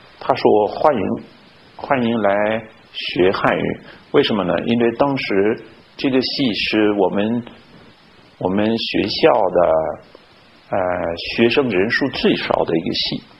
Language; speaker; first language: Chinese; non-native, fluent; French